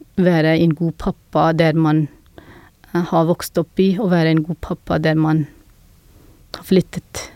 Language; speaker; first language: Norwegian; non-native, fluent; Urdu